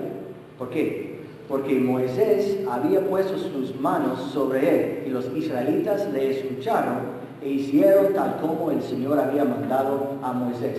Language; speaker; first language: Spanish; non-native, fluent; English